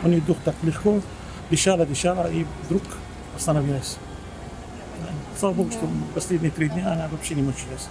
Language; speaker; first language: Russian; non-native, fluent; Arabic